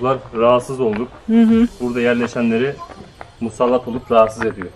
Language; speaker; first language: Turkish; native; Turkish